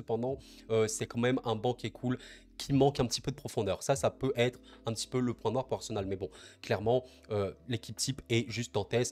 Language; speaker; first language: French; native; French